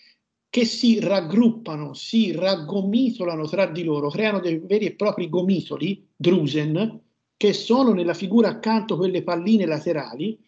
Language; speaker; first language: Italian; native; Italian